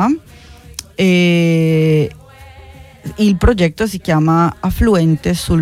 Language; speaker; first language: Italian; non-native, fluent; Spanish